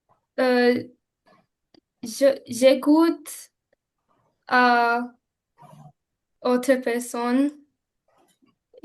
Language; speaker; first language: French; non-native, learner; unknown